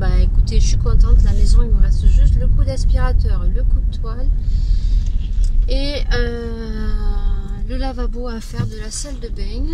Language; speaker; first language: French; native; French